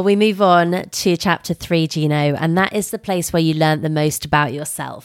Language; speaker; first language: English; native; English